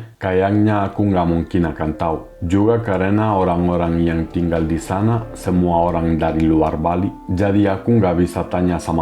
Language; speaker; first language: Indonesian; non-native, fluent; Spanish